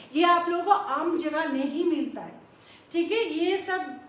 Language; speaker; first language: Hindi; non-native, local second language; Bangla